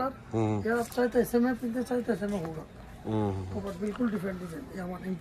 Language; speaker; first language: Hindi; non-native, learner; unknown